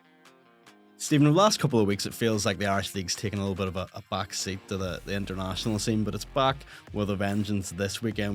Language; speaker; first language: English; native; English